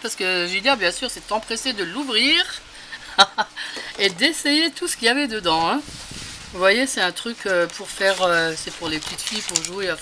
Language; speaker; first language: French; native; French